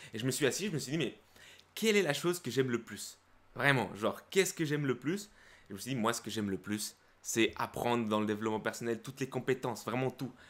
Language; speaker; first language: French; early bilingual, other home language; Spanish